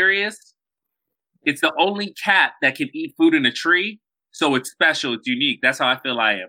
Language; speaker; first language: English; native; English